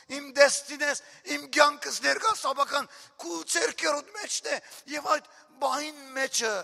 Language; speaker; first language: Armenian; early bilingual, heritage; Armenian